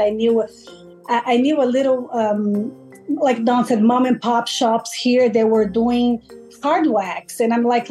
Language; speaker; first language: English; non-native, fluent; Portuguese